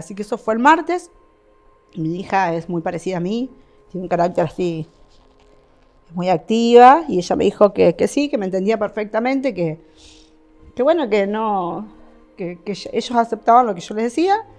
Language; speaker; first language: Spanish; native; Spanish